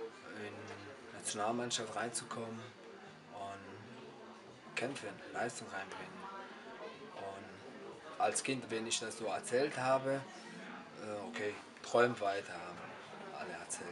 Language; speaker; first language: German; non-native, fluent; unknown